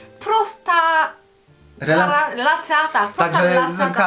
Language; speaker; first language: Polish; non-native, learner; Korean